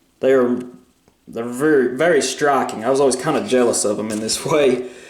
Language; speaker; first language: English; native; English